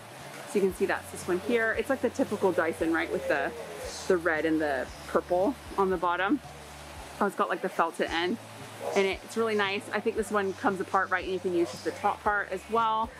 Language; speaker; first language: English; native; English